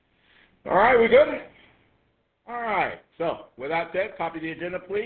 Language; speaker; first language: English; native; English